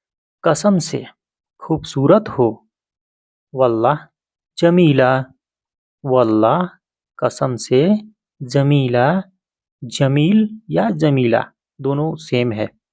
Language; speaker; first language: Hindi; native; Hindi